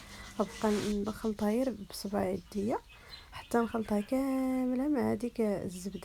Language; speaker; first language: Arabic; native; Arabic